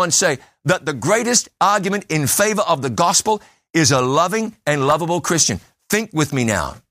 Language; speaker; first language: English; native; English